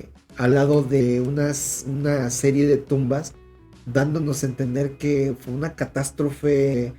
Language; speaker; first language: Spanish; native; Spanish